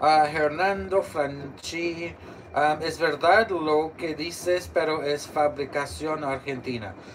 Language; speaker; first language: Spanish; non-native, learner; English